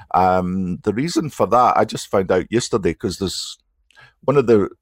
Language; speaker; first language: English; native; English